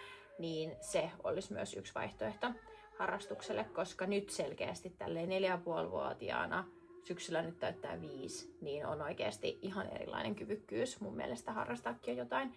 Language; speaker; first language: Finnish; native; Finnish